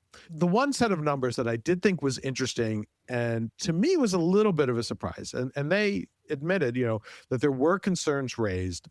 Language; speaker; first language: English; native; English